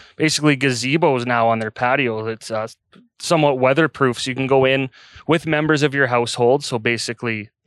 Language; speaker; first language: English; native; English